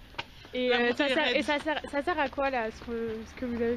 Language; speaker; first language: French; native; French